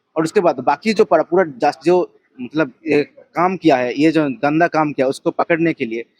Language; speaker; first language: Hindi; non-native, local second language; Bangla